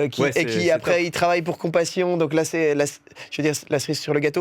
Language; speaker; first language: French; native; French